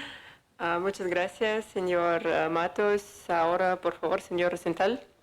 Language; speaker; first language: Spanish; non-native, fluent; Russian